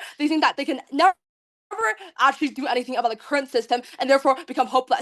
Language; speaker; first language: English; non-native, fluent; Chinese